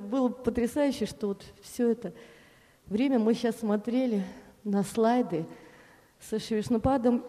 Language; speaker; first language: Russian; native; Russian